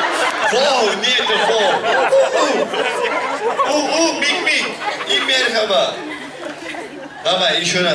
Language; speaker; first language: Russian; non-native, learner; Turkish